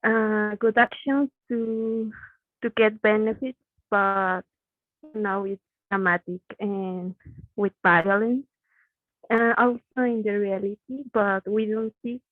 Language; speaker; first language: English; non-native, learner; Spanish